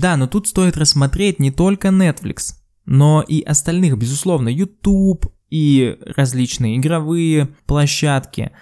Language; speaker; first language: Russian; native; Russian